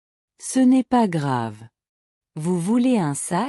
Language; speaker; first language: French; non-native, local second language; Arabic